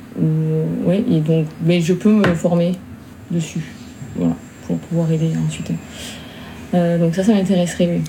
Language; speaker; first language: French; native; French